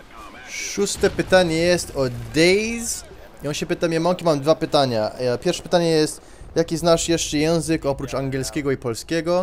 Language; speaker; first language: Polish; early bilingual, heritage; Polish